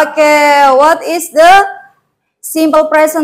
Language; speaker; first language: English; non-native, learner; Indonesian